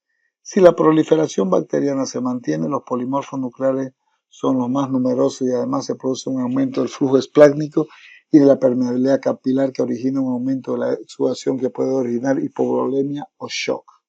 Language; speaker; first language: Spanish; native; Spanish